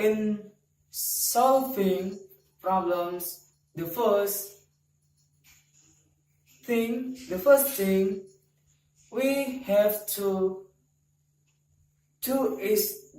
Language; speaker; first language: English; non-native, learner; Indonesian